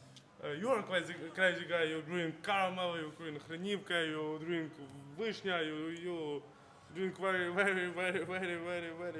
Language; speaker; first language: English; non-native, learner; Ukrainian